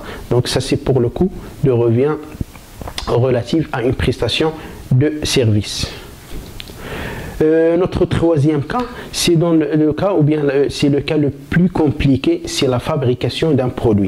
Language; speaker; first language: French; non-native, local second language; Arabic